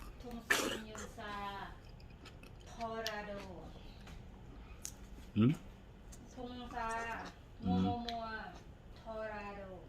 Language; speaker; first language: Korean; non-native, learner; Thai